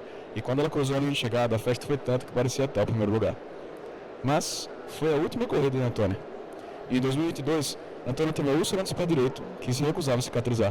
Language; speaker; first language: Portuguese; native; Portuguese